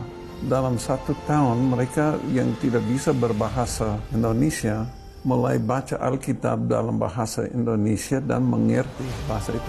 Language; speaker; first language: Indonesian; non-native, fluent; English